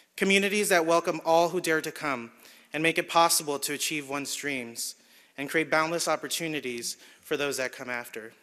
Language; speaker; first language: English; early bilingual, other home language; Spanish